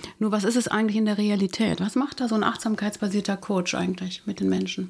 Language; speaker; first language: German; native; German